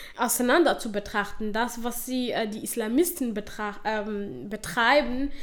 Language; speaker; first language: German; non-native, fluent; Somali